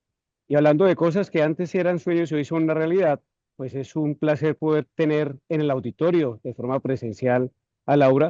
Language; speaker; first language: Spanish; native; Spanish